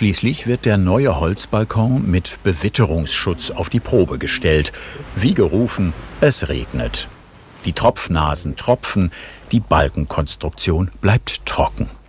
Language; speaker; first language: German; native; German